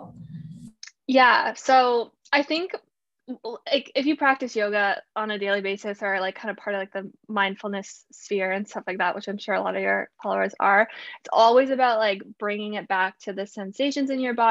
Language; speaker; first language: English; native; English